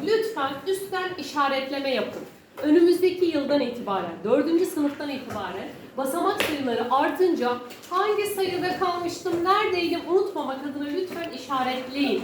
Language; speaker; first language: Turkish; native; Turkish